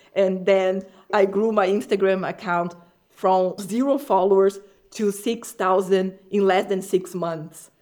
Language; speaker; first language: English; non-native, fluent; Portuguese